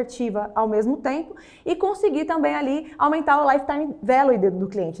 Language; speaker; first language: Portuguese; native; Portuguese